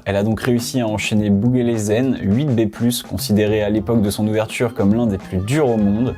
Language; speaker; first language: French; native; French